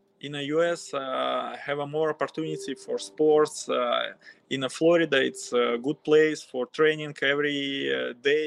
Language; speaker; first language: English; non-native, learner; Russian